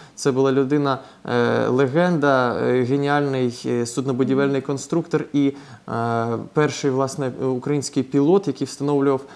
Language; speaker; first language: Ukrainian; non-native, local second language; Russian